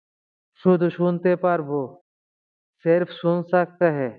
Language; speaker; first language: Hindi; non-native, learner; Bangla